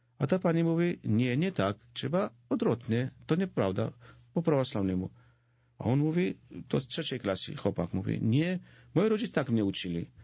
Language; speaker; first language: Polish; non-native, fluent; Georgian